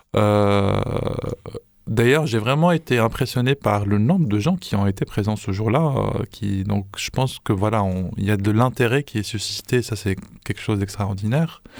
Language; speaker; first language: French; non-native, local second language; Arabic